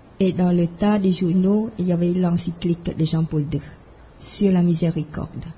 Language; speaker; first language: French; non-native, fluent; Khmer